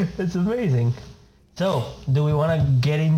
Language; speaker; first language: English; non-native, fluent; Spanish